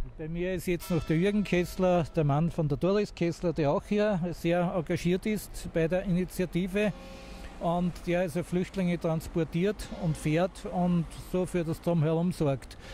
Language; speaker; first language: German; native; German